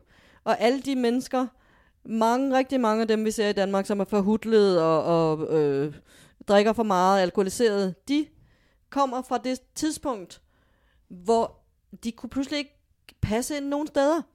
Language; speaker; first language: Danish; native; Danish